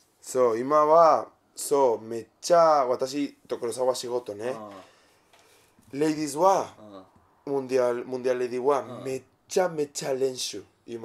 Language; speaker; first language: Japanese; non-native, learner; Spanish